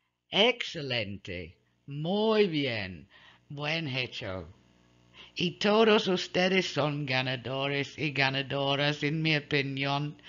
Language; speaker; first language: Spanish; non-native, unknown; English